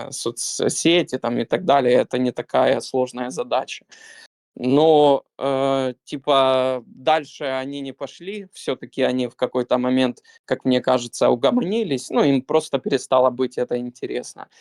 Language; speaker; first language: Russian; native; Russian